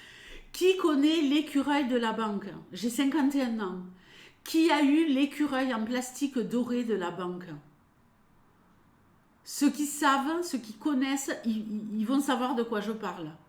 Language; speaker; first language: French; native; French